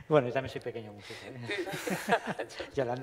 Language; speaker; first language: Spanish; native; Spanish